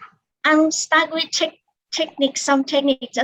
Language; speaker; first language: English; non-native, learner; Thai